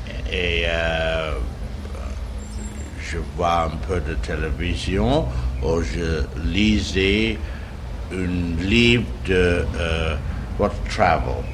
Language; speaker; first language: French; non-native, learner; English